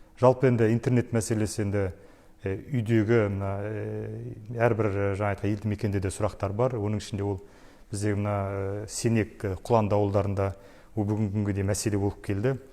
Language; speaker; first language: Kazakh; native; Kazakh